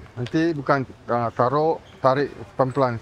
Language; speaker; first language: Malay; non-native, local second language; Chinese